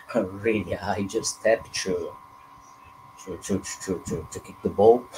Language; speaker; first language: English; non-native, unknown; Portuguese